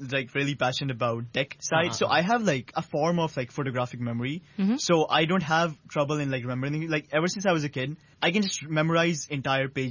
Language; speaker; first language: English; non-native, local second language; Urdu